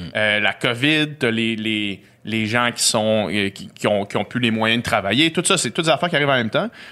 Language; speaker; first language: French; native; French